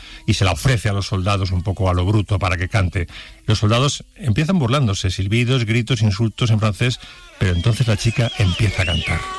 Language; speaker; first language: Spanish; native; Spanish